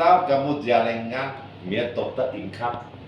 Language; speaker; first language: Indonesian; non-native, learner; Chinese